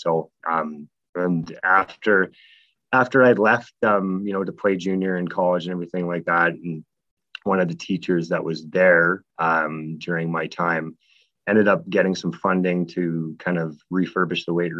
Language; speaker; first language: English; native; English